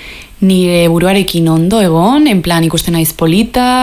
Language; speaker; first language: Basque; non-native, local second language; Spanish